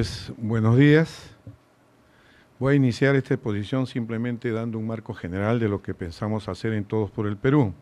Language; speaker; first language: Spanish; native; Spanish